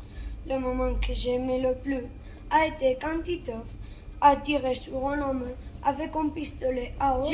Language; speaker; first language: French; non-native, learner; Catalan